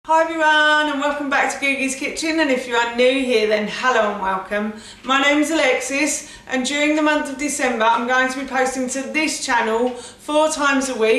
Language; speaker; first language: English; native; English